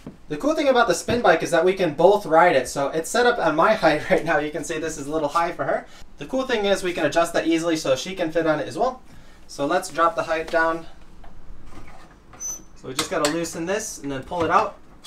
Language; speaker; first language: English; native; English